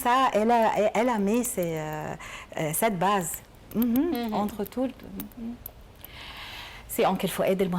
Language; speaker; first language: French; non-native, learner; Arabic